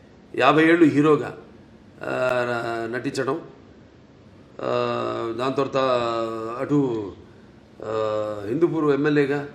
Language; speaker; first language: Telugu; native; Telugu